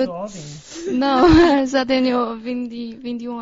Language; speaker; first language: Portuguese; non-native, learner; Chinese